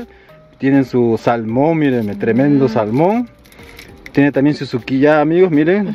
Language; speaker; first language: Spanish; native; Spanish